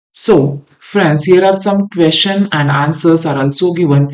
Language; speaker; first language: English; non-native, local second language; Kannada